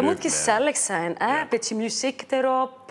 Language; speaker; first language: Dutch; non-native, fluent; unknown